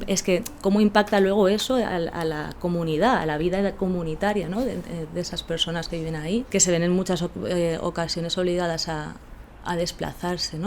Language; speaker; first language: Spanish; native; Spanish